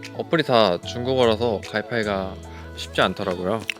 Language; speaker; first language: Korean; native; Korean